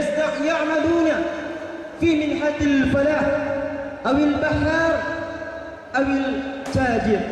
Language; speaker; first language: Arabic; non-native, learner; Indonesian